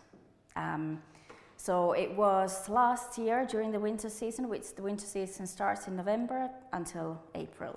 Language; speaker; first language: English; non-native, fluent; Finnish